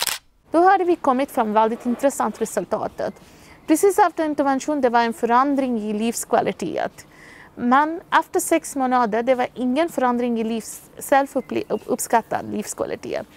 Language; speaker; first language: Swedish; non-native, fluent; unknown